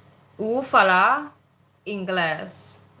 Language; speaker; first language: Portuguese; non-native, learner; English